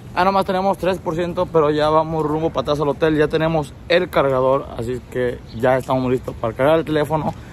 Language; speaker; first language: Spanish; early bilingual, heritage; Spanish